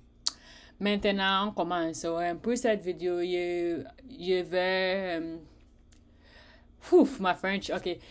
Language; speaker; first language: French; non-native, learner; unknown